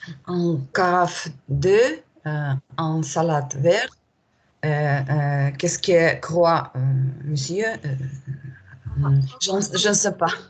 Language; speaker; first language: French; non-native, learner; Russian